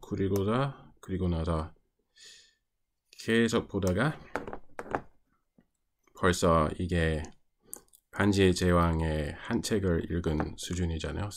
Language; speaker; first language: Korean; non-native, fluent; English